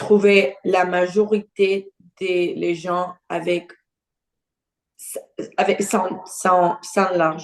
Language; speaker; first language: French; non-native, learner; Portuguese